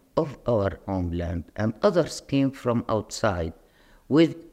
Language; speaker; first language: English; non-native, fluent; Arabic